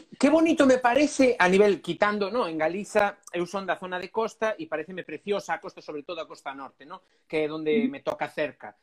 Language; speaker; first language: Galician; non-native, local second language; Spanish